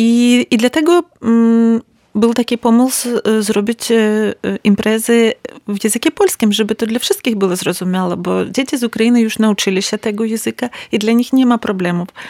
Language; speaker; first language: Polish; non-native, learner; Ukrainian